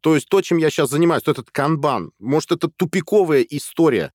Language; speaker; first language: Russian; native; Russian